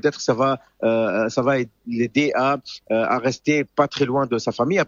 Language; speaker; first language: French; non-native, local second language; Arabic